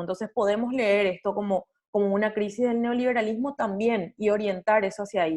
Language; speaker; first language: Spanish; native; Spanish